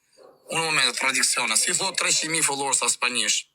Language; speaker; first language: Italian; non-native, learner; Albanian